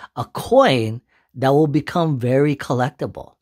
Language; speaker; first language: English; native; English